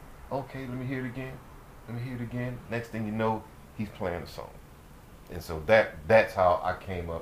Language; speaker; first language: English; native; English